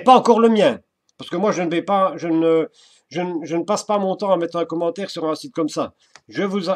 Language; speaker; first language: French; native; French